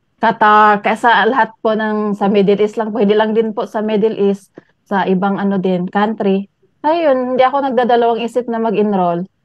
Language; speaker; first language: Filipino; non-native, local second language; Cebuano